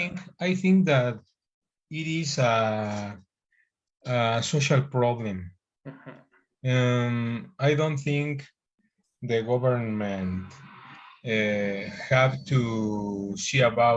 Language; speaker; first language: English; non-native, learner; Spanish